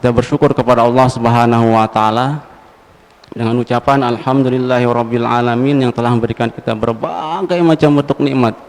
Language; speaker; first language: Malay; non-native, local second language; Sasak